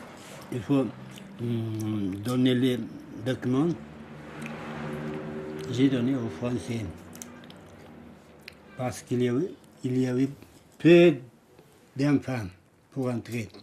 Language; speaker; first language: French; non-native, learner; Uzbek